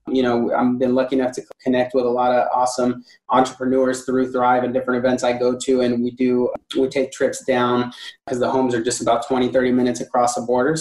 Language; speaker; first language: English; native; English